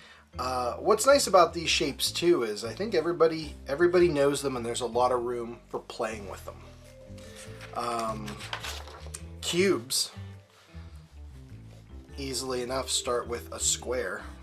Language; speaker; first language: English; native; English